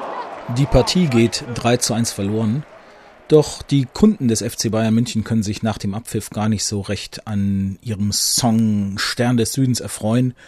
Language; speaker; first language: German; native; German